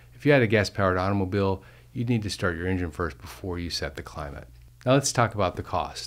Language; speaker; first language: English; native; English